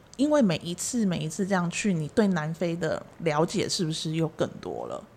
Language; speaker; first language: Chinese; native; Chinese